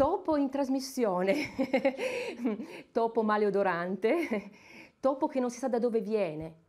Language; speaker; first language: Italian; native; Italian